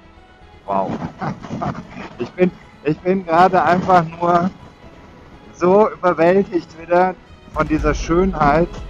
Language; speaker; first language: German; native; German